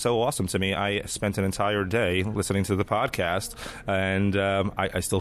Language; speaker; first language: English; native; English